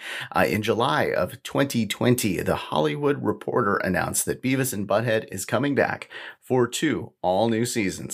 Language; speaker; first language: English; native; English